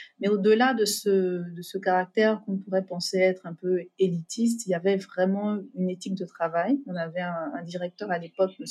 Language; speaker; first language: French; native; French